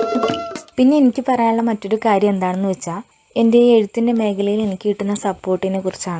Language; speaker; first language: Malayalam; native; Malayalam